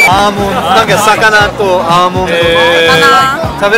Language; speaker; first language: Japanese; non-native, fluent; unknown